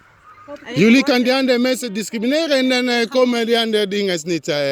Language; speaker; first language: Dutch; non-native, learner; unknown